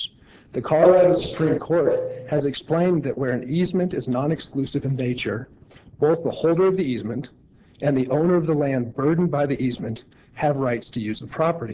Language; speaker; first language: English; native; English